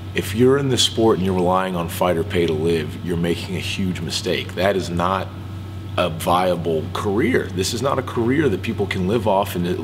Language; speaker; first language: English; native; English